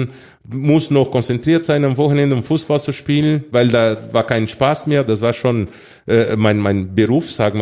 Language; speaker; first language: German; non-native, fluent; Portuguese